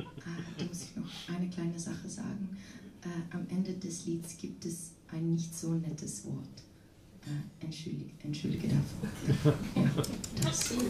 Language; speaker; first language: German; non-native, learner; Dutch